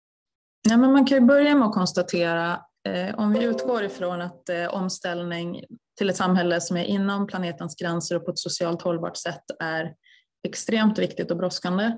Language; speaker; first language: Swedish; native; Swedish